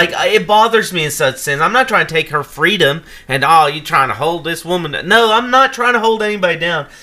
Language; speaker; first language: English; native; English